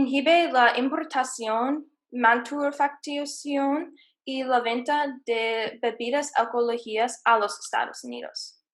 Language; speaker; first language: Spanish; non-native, learner; English